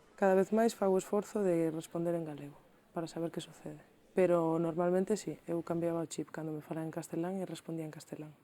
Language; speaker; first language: Galician; early bilingual, other home language; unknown